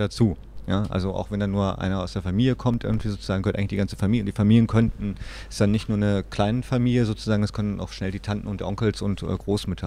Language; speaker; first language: German; native; German